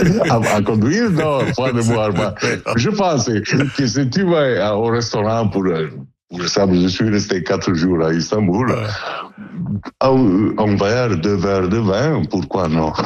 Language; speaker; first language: French; non-native, fluent; Italian